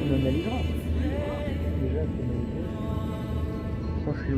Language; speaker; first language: French; native; French